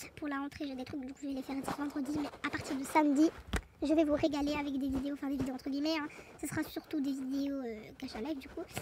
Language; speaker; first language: French; native; French